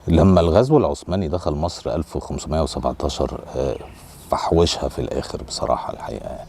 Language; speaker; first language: Arabic; native; Arabic